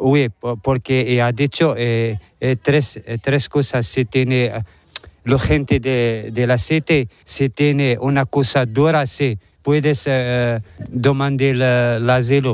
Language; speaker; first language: Spanish; non-native, learner; Arabic